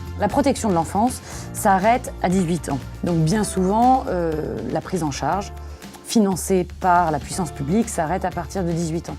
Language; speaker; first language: French; native; French